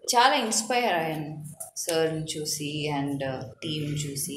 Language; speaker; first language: Telugu; non-native, learner; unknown